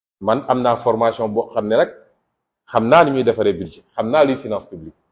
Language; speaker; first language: Wolof; non-native, local second language; Jola-Fonyi